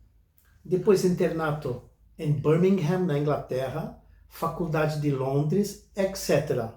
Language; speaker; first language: Portuguese; non-native, fluent; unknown